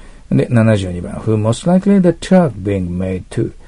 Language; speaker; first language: English; non-native, fluent; Japanese